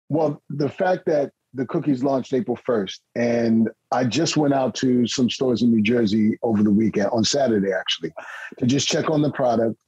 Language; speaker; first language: English; native; English